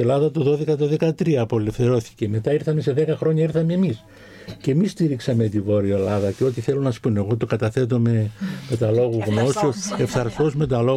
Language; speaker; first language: Greek; non-native, local second language; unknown